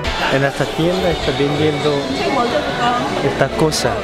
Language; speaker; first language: Spanish; non-native, fluent; Korean